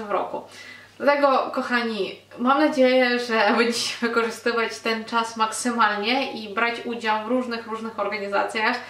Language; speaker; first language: Polish; non-native, fluent; Ukrainian